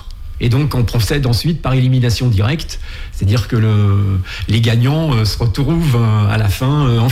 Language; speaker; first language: French; native; French